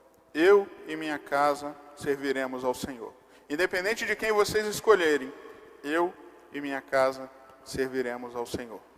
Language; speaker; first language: Portuguese; native; Portuguese